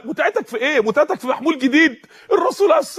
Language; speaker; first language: Arabic; native; Arabic